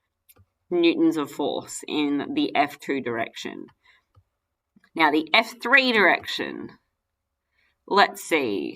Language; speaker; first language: English; native; English